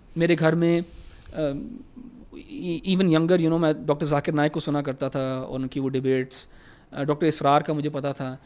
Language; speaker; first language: Urdu; native; Urdu